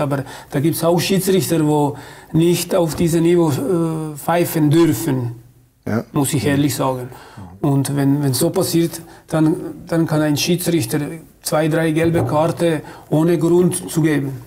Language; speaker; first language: German; non-native, fluent; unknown